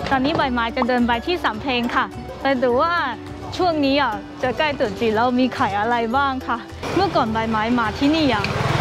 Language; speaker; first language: Thai; non-native, fluent; Chinese